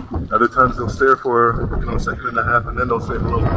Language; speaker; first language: English; native; English